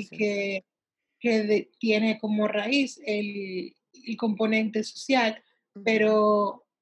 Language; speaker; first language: Spanish; early bilingual, heritage; Spanish